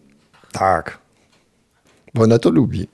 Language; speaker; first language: Polish; non-native, fluent; French